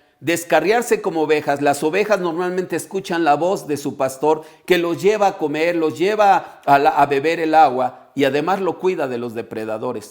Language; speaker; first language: Spanish; native; Spanish